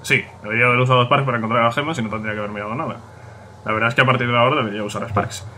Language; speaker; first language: Spanish; native; Spanish